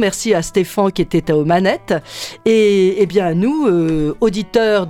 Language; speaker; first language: French; native; French